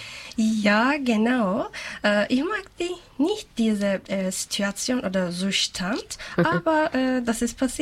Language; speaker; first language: German; non-native, learner; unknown